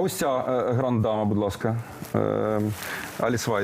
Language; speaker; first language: Ukrainian; native; Ukrainian